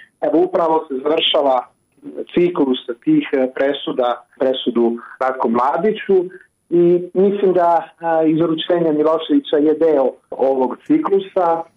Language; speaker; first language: Croatian; non-native, fluent; Italian